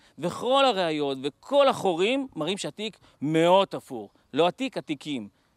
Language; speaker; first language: Hebrew; native; Hebrew